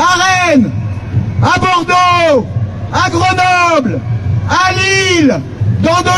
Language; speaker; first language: French; native; French